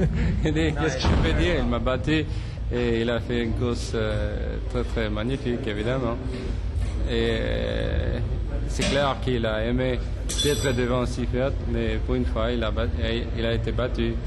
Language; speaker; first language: French; non-native, fluent; Swedish